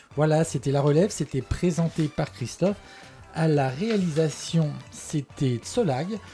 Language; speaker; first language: French; native; French